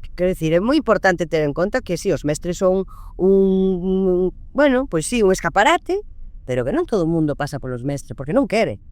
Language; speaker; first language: Galician; non-native, local second language; Spanish